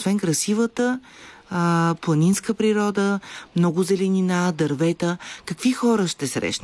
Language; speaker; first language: Bulgarian; native; Bulgarian